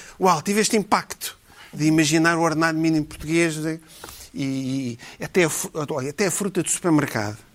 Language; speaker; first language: Portuguese; native; Portuguese